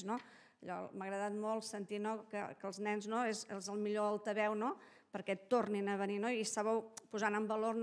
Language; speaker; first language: Catalan; native; Catalan